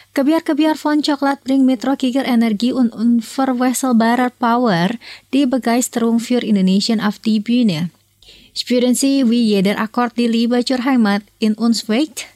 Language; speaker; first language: German; non-native, fluent; Indonesian